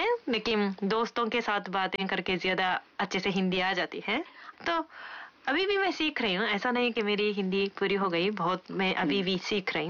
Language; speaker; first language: Hindi; non-native, fluent; Japanese